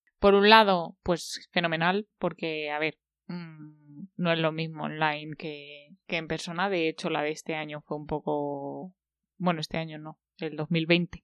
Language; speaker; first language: Spanish; native; Spanish